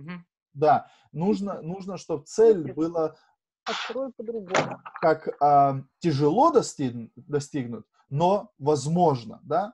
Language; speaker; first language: Russian; non-native, fluent; Lithuanian